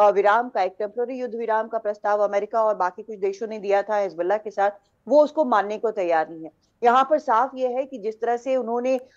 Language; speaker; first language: Hindi; native; Hindi